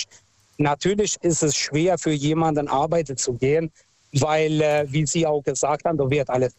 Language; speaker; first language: German; non-native, fluent; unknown